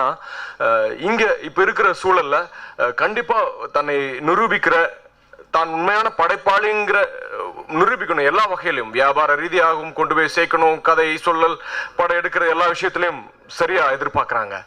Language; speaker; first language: Tamil; native; Tamil